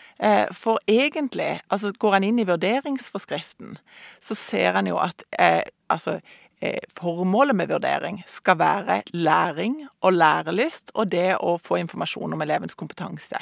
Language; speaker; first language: Norwegian; native; Norwegian